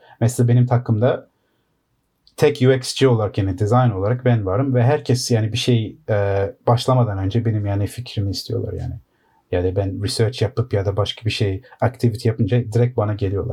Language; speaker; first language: Turkish; early bilingual, heritage; Turkish